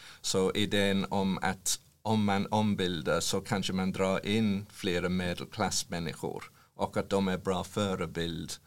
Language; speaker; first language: Swedish; non-native, fluent; English